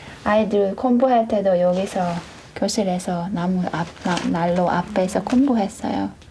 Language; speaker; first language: Korean; non-native, learner; Hungarian